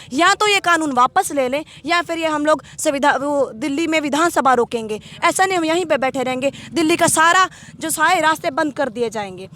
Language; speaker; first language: Hindi; non-native, local second language; Punjabi